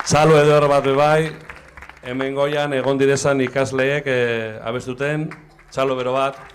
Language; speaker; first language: Basque; native; Basque